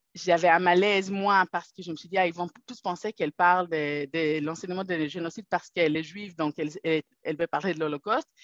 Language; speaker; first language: French; non-native, fluent; Hebrew